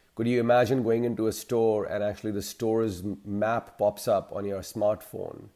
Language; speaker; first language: English; non-native, local second language; Hindi